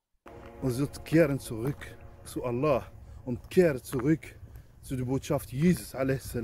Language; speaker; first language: German; non-native, fluent; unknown